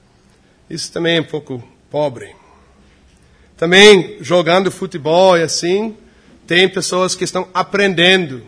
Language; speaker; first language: Portuguese; non-native, fluent; English